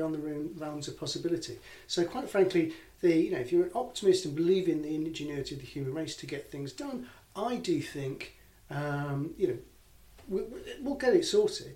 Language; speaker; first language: English; native; English